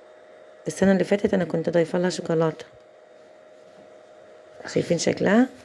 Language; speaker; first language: Arabic; native; Arabic